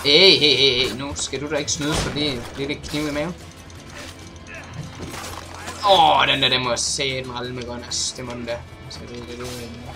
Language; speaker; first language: Danish; native; Danish